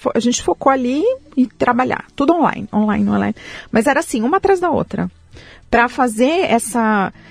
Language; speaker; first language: Portuguese; early bilingual, other home language; Spanish